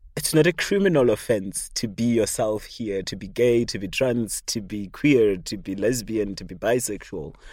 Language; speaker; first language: English; non-native, local second language; Shona